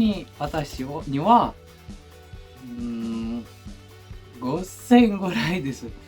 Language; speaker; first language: Japanese; non-native, learner; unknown